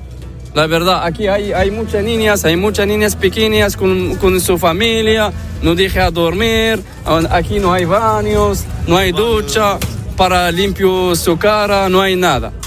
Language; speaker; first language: Spanish; non-native, learner; Arabic